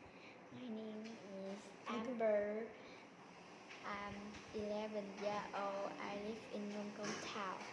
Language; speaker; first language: English; non-native, learner; Vietnamese